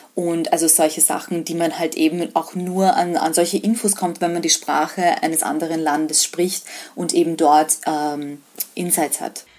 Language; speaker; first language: German; early bilingual, other home language; Serbian